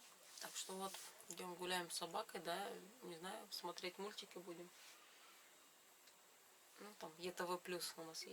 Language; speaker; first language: Russian; native; Russian